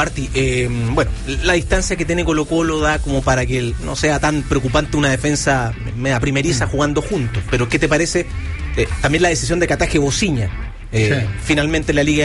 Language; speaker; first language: Spanish; native; Spanish